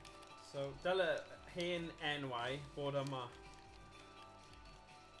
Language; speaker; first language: Welsh; native; Welsh